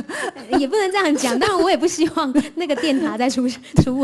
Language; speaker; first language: Chinese; native; Chinese